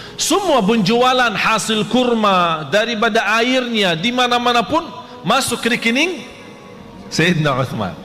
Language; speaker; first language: Malay; non-native, fluent; Arabic